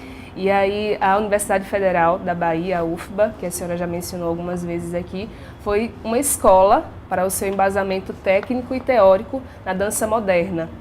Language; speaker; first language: Portuguese; native; Portuguese